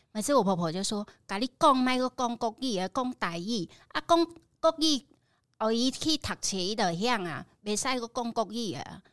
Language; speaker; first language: Chinese; non-native, fluent; Khmer